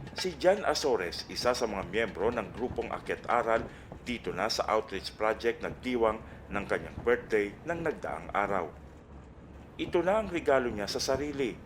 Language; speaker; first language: Filipino; native; Filipino